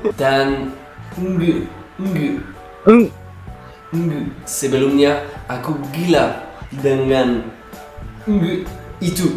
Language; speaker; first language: Indonesian; non-native, learner; French